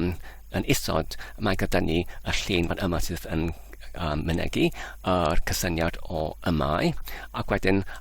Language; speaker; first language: Welsh; non-native, fluent; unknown